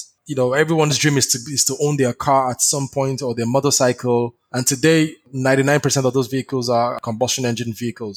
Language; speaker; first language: English; non-native, local second language; Yoruba